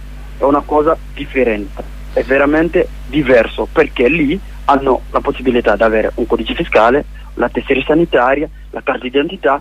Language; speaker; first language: Italian; non-native, learner; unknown